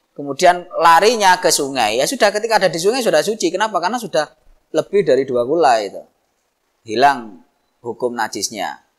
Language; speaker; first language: Indonesian; non-native, local second language; Javanese